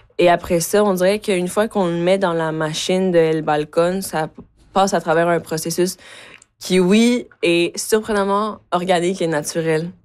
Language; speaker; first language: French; early bilingual, other home language; Spanish